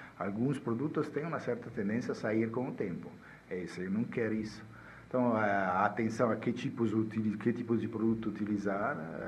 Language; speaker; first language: Portuguese; non-native, fluent; Italian